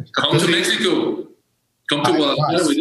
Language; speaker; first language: English; non-native, learner; Spanish